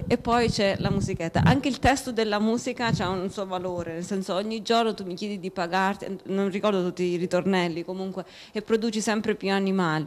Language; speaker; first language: Italian; native; Italian